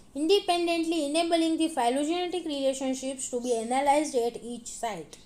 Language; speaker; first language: English; non-native, local second language; Gujarati